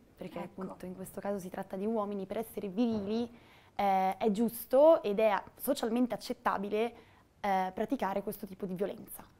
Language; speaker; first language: Italian; native; Italian